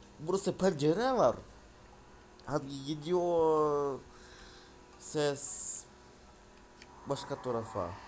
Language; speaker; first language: Turkish; non-native, learner; Russian